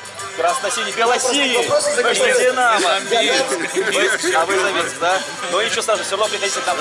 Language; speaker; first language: Russian; native; Russian